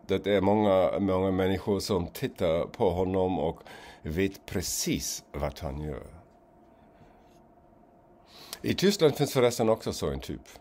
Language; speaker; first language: Swedish; non-native, fluent; German